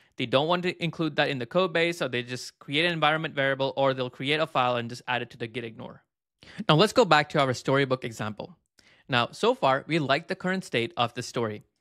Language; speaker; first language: English; native; English